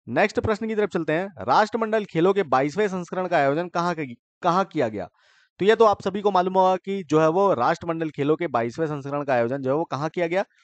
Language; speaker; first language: Hindi; native; Hindi